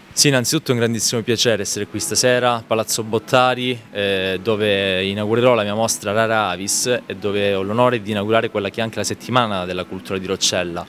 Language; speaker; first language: Italian; native; Italian